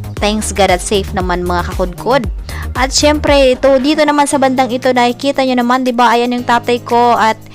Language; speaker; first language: Filipino; non-native, local second language; Bikol